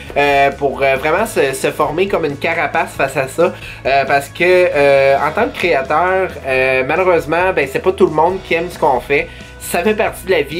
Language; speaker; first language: French; native; French